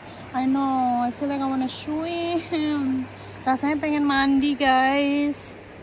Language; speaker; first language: English; non-native, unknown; Indonesian